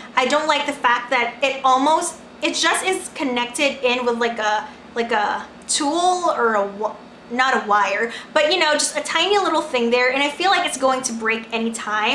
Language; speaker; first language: English; non-native, local second language; Filipino